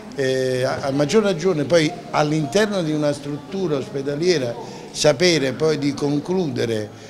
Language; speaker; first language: Italian; native; Italian